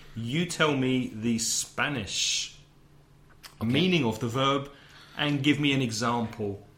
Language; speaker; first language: English; native; English